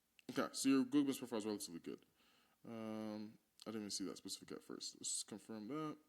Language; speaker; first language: English; native; English